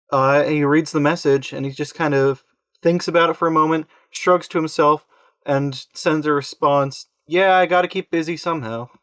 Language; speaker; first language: English; native; English